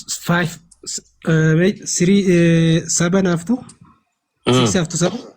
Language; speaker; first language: English; non-native, learner; Amharic